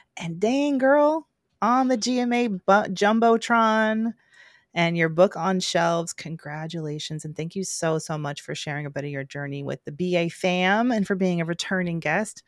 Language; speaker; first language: English; native; English